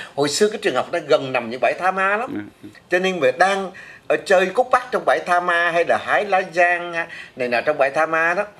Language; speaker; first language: Vietnamese; native; Vietnamese